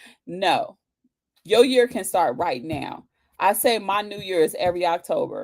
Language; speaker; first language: English; native; English